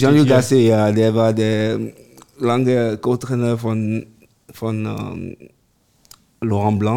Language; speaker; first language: German; non-native, learner; French